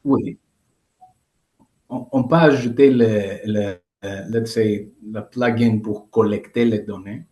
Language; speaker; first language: French; non-native, learner; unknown